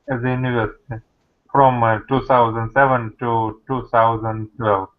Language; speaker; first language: English; non-native, learner; Russian